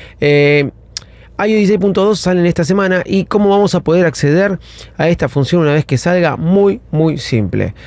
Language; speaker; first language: Spanish; native; Spanish